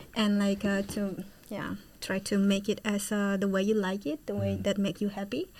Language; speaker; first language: English; non-native, fluent; Indonesian